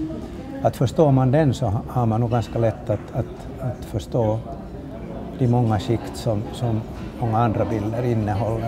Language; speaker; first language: Swedish; native; Swedish